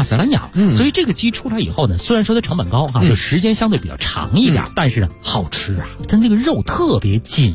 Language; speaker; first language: Chinese; native; Chinese